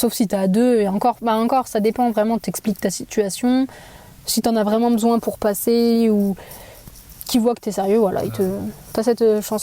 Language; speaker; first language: French; native; French